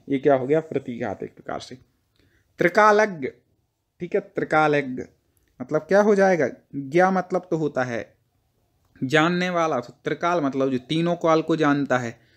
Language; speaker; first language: Hindi; native; Hindi